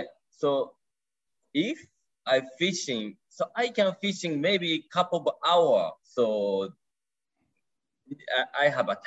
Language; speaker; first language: English; non-native, learner; Japanese